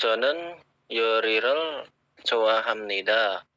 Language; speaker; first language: Korean; non-native, learner; Indonesian